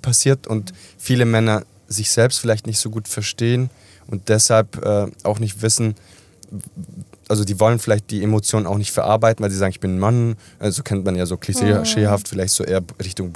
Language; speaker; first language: German; early bilingual, other home language; Italian